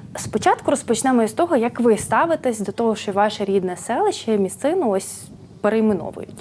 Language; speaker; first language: Ukrainian; native; Ukrainian